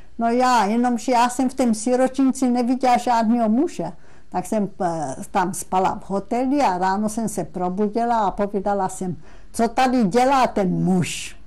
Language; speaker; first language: Czech; non-native, local second language; German